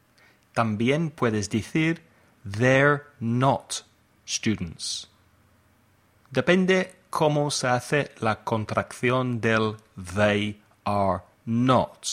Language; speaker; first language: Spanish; non-native, fluent; English